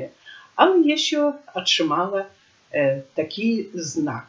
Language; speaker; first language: Polish; non-native, learner; Ukrainian